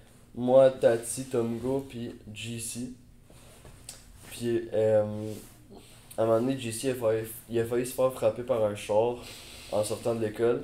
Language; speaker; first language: French; native; French